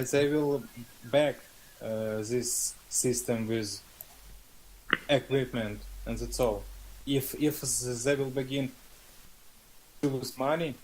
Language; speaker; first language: English; non-native, learner; Russian